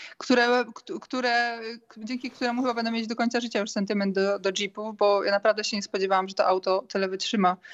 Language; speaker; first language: Polish; native; Polish